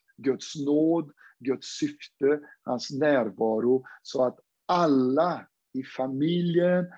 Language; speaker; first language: Swedish; non-native, fluent; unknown